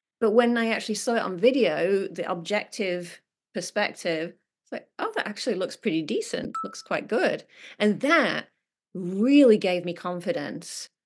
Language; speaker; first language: English; native; English